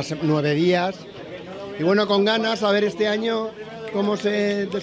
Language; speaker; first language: Spanish; native; Spanish